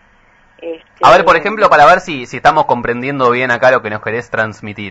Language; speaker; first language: Spanish; native; Spanish